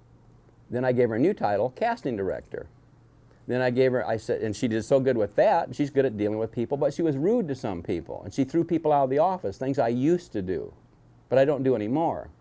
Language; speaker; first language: English; native; English